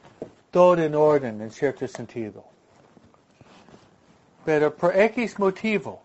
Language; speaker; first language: Spanish; non-native, fluent; English